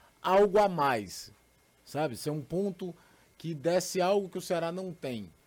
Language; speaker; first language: Portuguese; native; Portuguese